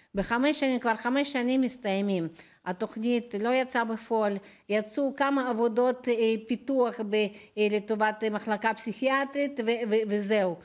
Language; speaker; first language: Hebrew; non-native, fluent; Russian